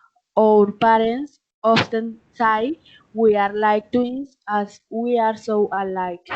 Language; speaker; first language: English; non-native, learner; Spanish